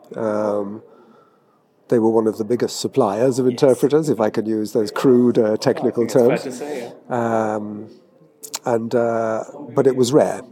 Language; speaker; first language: English; native; English